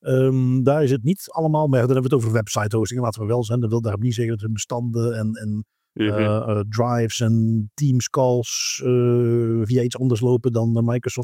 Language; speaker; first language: Dutch; native; Dutch